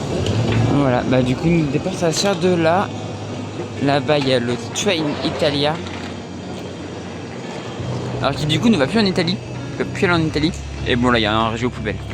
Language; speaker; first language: French; native; French